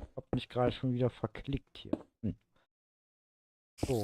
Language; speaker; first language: German; native; German